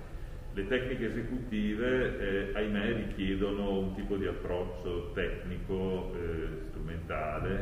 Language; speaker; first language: Italian; native; Italian